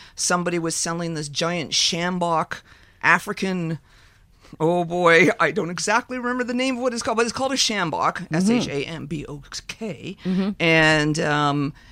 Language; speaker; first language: English; native; English